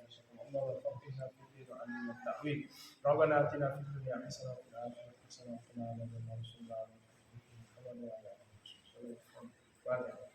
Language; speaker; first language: Arabic; non-native, fluent; Sasak